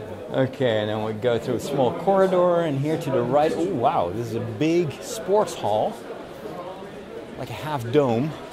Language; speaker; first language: English; non-native, fluent; Dutch